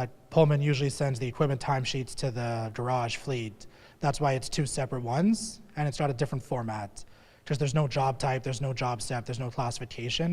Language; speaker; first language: English; native; English